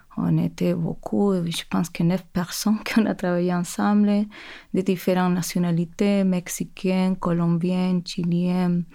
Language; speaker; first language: French; non-native, fluent; Spanish